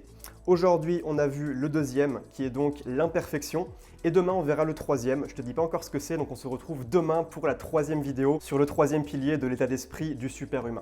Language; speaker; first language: French; native; French